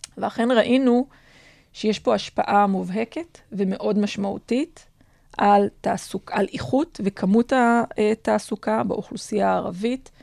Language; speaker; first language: Hebrew; non-native, local second language; Adyghe